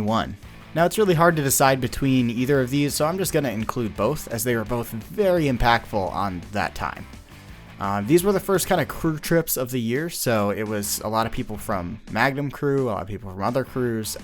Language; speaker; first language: English; native; English